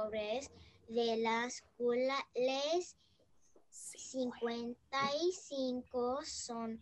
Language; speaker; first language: Spanish; non-native, learner; English